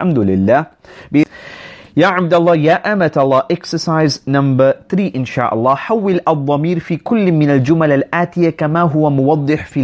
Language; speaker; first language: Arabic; non-native, fluent; English